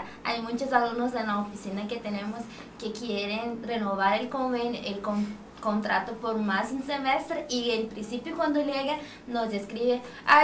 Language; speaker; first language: Spanish; non-native, fluent; Portuguese